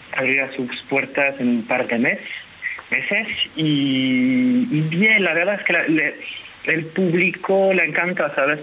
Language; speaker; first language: Spanish; non-native, fluent; French